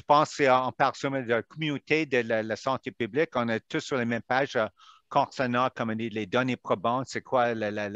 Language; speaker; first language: French; non-native, local second language; English